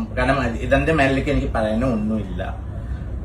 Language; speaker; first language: Malayalam; non-native, fluent; Assamese